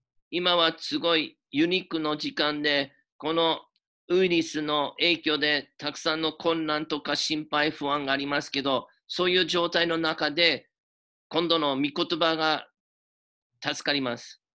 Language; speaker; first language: Japanese; non-native, fluent; English